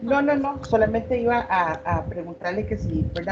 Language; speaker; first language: Spanish; native; Spanish